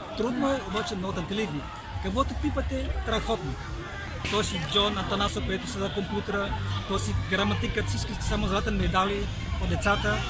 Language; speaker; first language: Bulgarian; non-native, fluent; Vietnamese